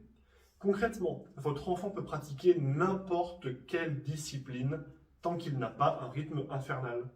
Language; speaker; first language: French; native; French